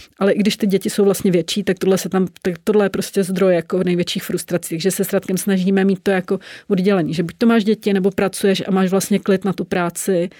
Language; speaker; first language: Czech; native; Czech